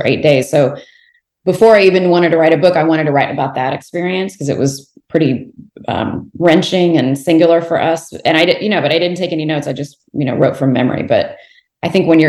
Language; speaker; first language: English; native; English